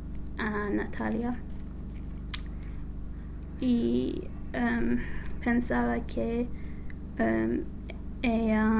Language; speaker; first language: Spanish; non-native, learner; English